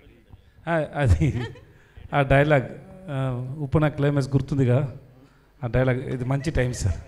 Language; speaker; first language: Telugu; non-native, learner; Tamil